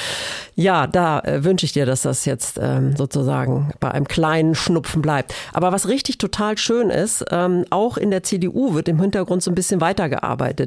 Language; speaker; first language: German; native; German